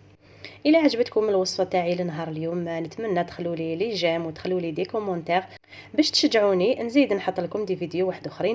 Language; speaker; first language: Arabic; native; Arabic